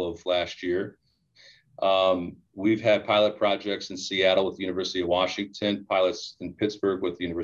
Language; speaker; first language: English; native; English